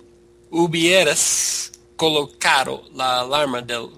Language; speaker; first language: Spanish; non-native, learner; English